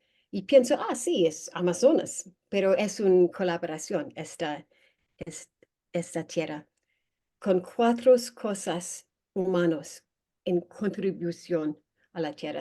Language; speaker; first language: Spanish; non-native, learner; English